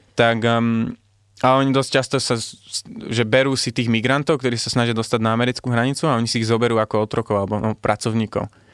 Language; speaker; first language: Slovak; early bilingual, heritage; Slovak